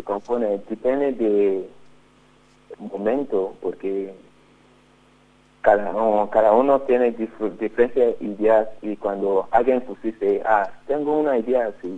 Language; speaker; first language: Spanish; non-native, learner; Yoruba